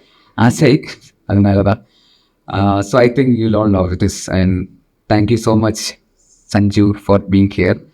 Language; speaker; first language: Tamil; non-native, local second language; Malayalam